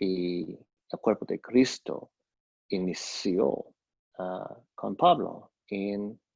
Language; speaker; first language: Spanish; non-native, fluent; English